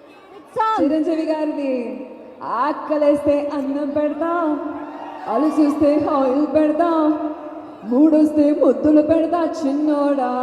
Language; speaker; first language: Telugu; non-native, fluent; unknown